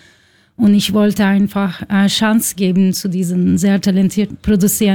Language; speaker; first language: German; non-native, fluent; Turkish